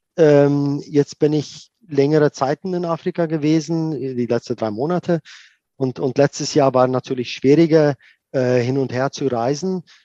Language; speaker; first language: German; non-native, fluent; Afrikaans